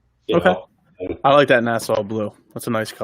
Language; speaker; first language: English; native; English